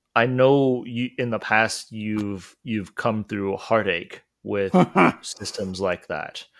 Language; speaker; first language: English; non-native, local second language; Cantonese